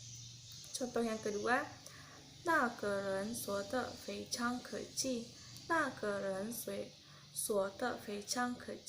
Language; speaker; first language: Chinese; non-native, learner; Indonesian